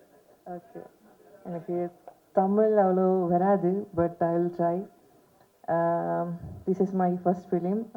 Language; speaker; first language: Tamil; non-native, learner; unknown